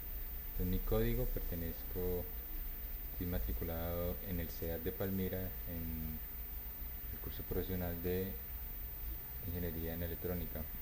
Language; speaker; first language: Spanish; native; Spanish